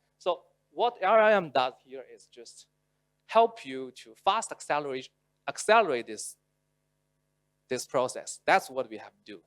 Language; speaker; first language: English; non-native, local second language; Chinese